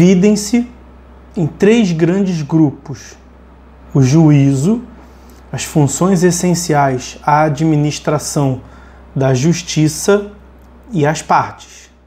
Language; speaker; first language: Portuguese; native; Portuguese